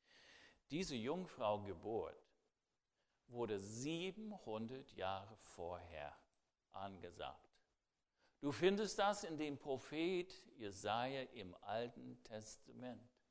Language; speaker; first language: German; non-native, fluent; English